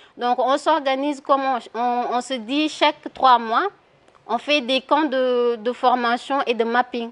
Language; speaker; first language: French; non-native, local second language; Wolof